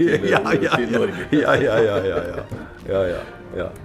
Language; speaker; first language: Norwegian; non-native, fluent; German